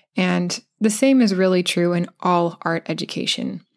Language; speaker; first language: English; native; English